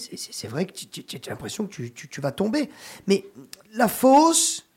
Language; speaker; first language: French; native; French